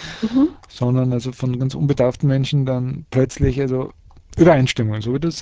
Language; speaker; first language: German; early bilingual, other home language; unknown